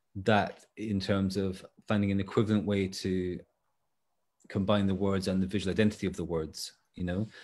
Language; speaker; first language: English; native; English